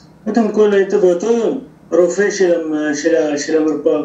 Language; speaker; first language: Hebrew; non-native, local second language; Arabic